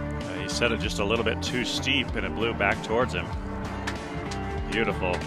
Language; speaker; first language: English; native; English